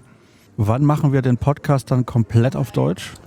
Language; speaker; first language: German; native; German